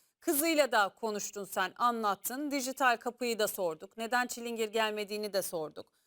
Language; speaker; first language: Turkish; native; Turkish